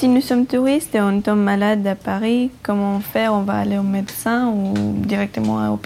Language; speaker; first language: French; non-native, learner; Romanian